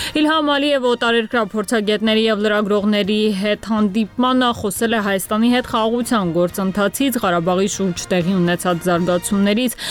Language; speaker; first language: Armenian; native; Armenian